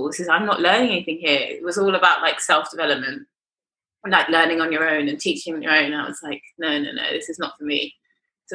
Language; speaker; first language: English; native; English